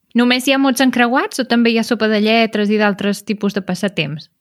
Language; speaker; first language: Catalan; native; Catalan